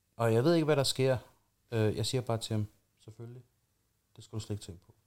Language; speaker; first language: Danish; early bilingual, other home language; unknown